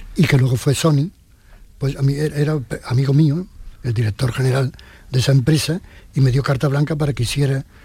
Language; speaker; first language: Spanish; native; Spanish